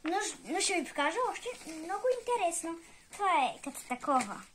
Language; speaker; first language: Bulgarian; early bilingual, heritage; Bulgarian